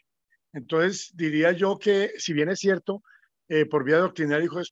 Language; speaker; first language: Spanish; native; Spanish